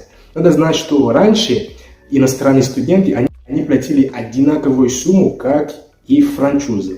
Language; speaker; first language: Russian; non-native, fluent; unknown